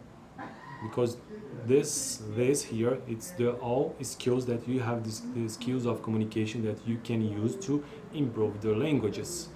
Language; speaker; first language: English; non-native, learner; Portuguese